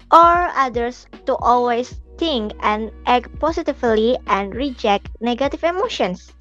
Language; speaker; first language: English; non-native, fluent; Indonesian